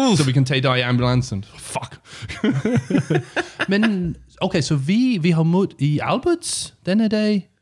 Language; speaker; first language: Danish; non-native, learner; English